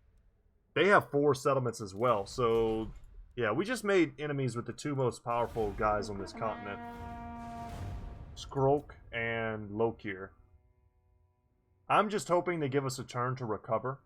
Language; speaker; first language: English; native; English